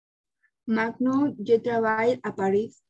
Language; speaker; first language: French; non-native, learner; Spanish